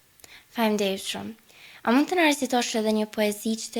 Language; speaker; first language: Albanian; native; Albanian